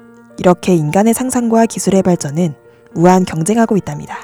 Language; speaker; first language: Korean; native; Korean